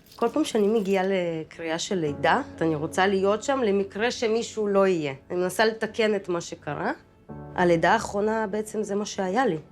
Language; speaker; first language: Hebrew; early bilingual, other home language; Russian